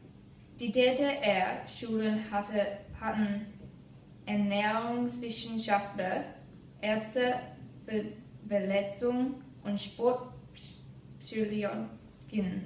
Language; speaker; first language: German; non-native, learner; English